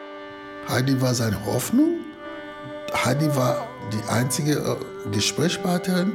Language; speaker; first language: German; non-native, fluent; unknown